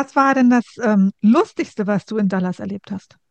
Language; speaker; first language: German; native; German